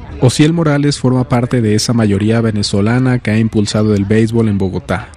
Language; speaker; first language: Spanish; native; Spanish